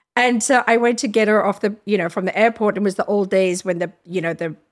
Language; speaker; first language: English; native; English